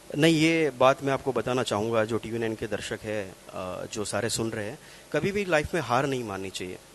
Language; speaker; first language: Hindi; non-native, local second language; Gujarati